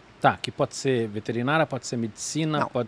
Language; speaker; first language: Portuguese; native; Portuguese